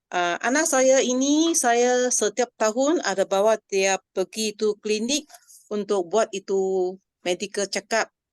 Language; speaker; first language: Malay; non-native, local second language; Chinese